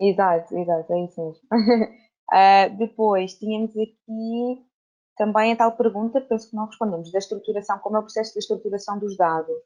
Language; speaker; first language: Portuguese; native; Portuguese